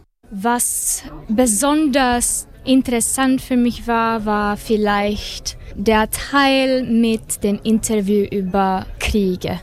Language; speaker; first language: German; non-native, fluent; Slovak